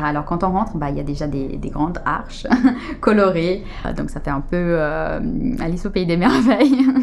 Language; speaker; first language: French; early bilingual, other home language; Portuguese